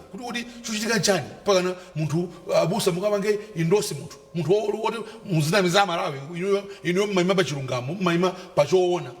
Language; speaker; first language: Nyanja; native; Nyanja